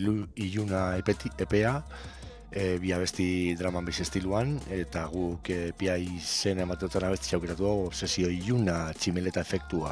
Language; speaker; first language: Basque; native; Basque